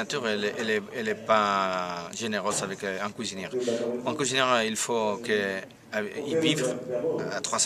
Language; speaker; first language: French; non-native, learner; Spanish